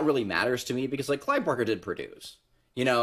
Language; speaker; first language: English; native; English